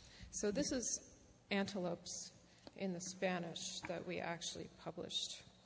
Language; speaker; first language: English; native; English